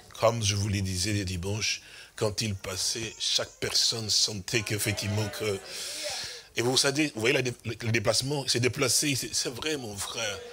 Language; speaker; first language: French; non-native, local second language; Lingala